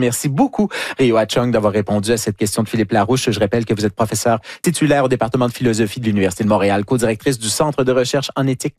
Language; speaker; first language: French; native; French